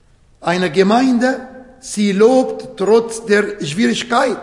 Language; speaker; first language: German; non-native, fluent; Arabic